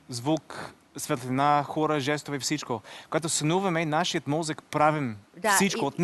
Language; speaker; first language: Bulgarian; non-native, learner; English